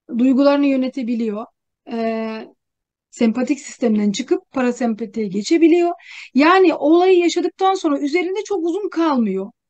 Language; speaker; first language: Turkish; native; Turkish